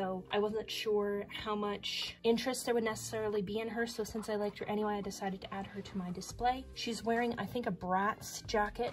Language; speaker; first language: English; native; English